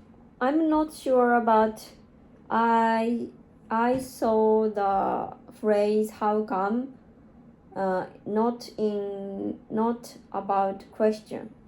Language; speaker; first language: English; non-native, learner; Japanese